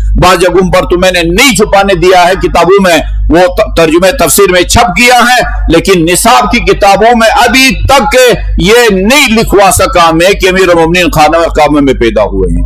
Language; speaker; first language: Urdu; non-native, local second language; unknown